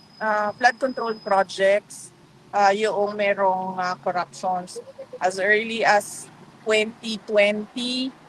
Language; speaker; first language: Filipino; non-native, local second language; Cebuano